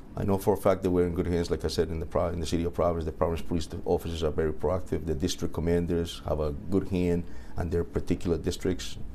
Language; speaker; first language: English; early bilingual, other home language; Spanish